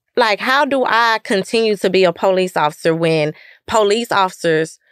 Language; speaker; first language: English; native; English